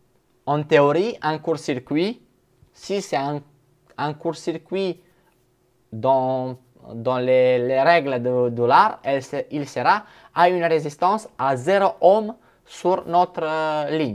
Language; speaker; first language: French; non-native, fluent; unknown